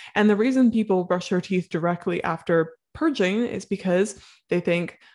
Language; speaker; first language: English; native; English